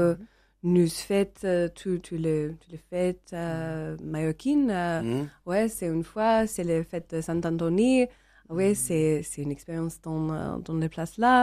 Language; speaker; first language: French; non-native, learner; English